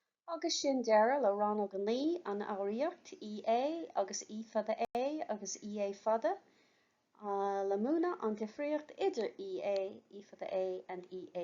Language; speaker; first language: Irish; non-native, local second language; English